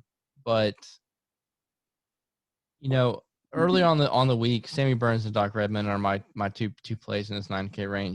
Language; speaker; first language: English; native; English